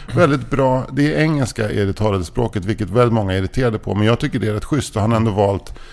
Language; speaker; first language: Swedish; native; Swedish